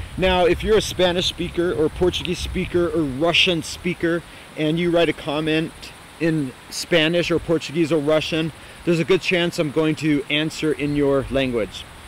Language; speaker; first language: English; native; English